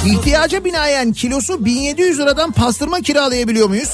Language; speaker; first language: Turkish; native; Turkish